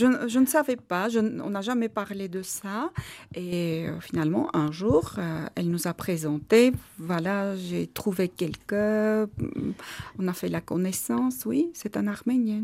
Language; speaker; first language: French; non-native, learner; Armenian